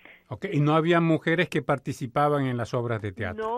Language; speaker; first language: Spanish; native; Spanish